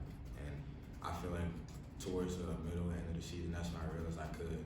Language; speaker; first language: English; native; English